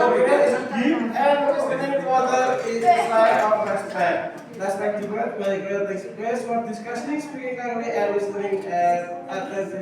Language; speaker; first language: English; non-native, learner; Indonesian